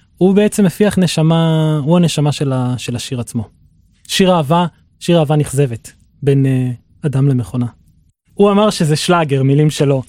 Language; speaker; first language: Hebrew; native; Hebrew